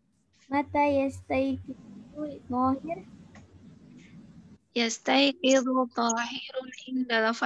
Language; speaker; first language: Arabic; non-native, learner; Indonesian